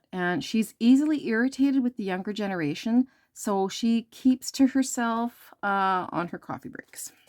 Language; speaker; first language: English; native; English